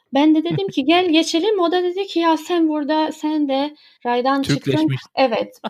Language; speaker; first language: Turkish; early bilingual, heritage; Turkish